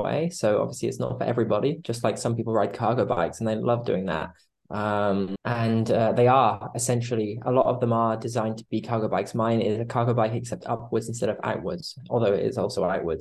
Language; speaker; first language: English; native; English